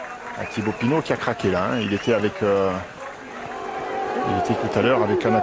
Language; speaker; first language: French; native; French